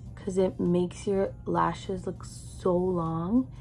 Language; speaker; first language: English; native; English